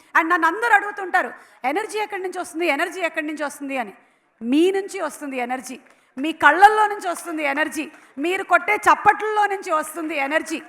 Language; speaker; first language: Telugu; non-native, local second language; Malayalam